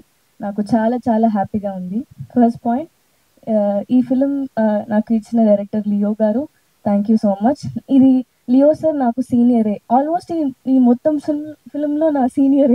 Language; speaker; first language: Telugu; non-native, learner; Tamil